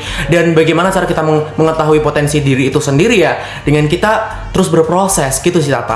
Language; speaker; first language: Indonesian; native; Indonesian